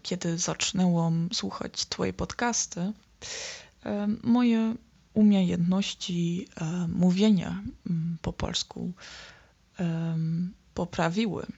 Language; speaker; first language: Polish; non-native, learner; Dutch